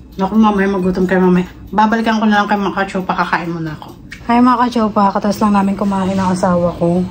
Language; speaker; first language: Filipino; native; Filipino